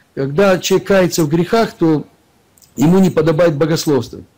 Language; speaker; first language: Russian; native; Russian